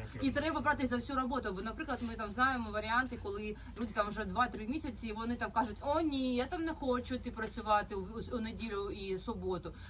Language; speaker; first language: Ukrainian; native; Ukrainian